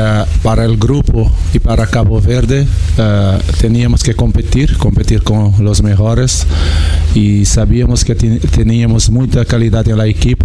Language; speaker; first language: Spanish; non-native, learner; Kabuverdianu